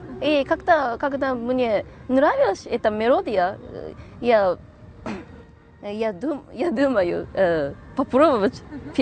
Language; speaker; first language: Russian; non-native, learner; Japanese